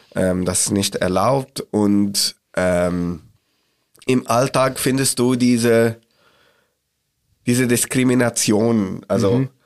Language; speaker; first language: German; non-native, learner; Arabic